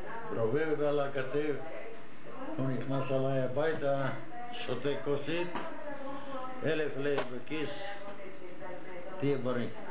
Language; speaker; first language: Hebrew; non-native, fluent; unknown